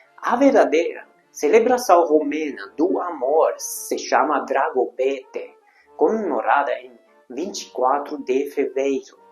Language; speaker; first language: Portuguese; non-native, fluent; Hungarian